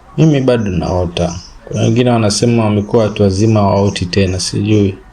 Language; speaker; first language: Swahili; native; Swahili